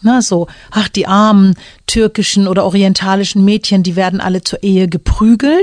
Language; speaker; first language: German; early bilingual, other home language; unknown